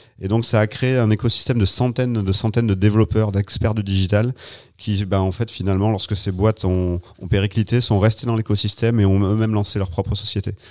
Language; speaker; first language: French; native; French